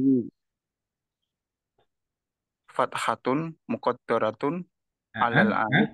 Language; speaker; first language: Arabic; non-native, learner; Indonesian